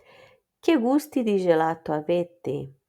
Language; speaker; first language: Italian; non-native, fluent; Portuguese